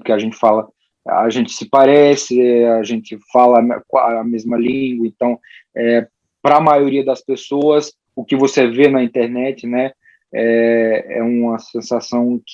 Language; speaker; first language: Portuguese; early bilingual, heritage; Portuguese